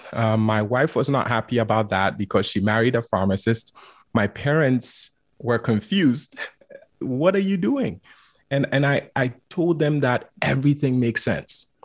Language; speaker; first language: English; non-native, local second language; Akan